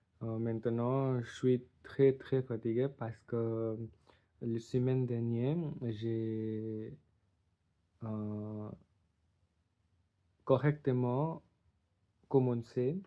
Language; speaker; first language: French; non-native, learner; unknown